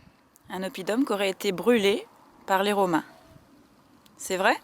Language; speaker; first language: French; native; French